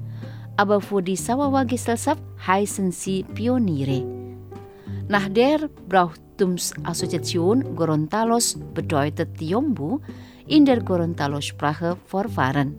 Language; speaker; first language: German; non-native, fluent; Indonesian